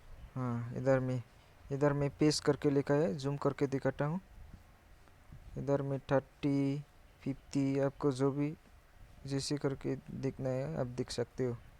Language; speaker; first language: Hindi; non-native, local second language; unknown